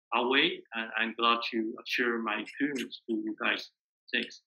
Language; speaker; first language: English; non-native, learner; Chinese